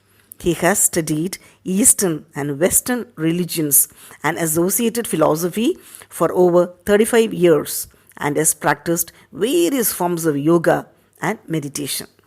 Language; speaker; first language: English; non-native, local second language; Tamil